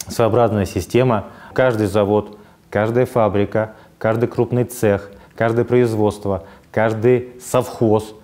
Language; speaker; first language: Russian; native; Russian